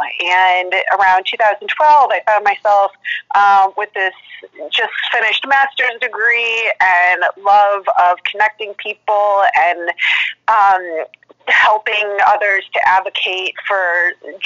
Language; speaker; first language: English; native; English